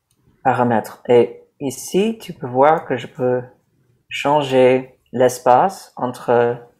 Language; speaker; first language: French; non-native, learner; English